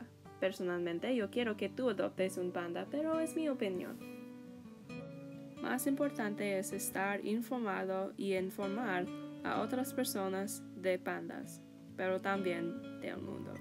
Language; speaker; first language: Spanish; non-native, learner; English